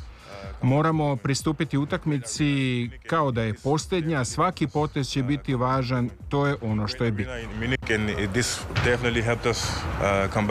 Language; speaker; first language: Serbian; native; Serbian